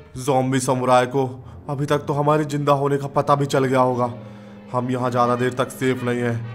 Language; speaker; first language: Hindi; native; Hindi